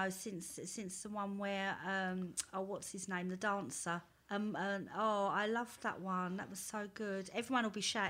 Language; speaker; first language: English; native; English